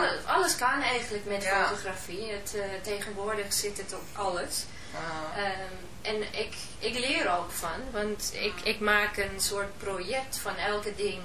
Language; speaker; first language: Dutch; non-native, fluent; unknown